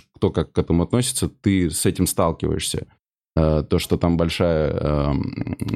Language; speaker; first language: Russian; native; Russian